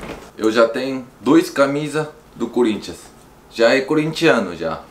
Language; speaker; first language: Portuguese; non-native, fluent; Korean